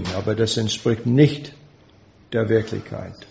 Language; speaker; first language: German; non-native, fluent; English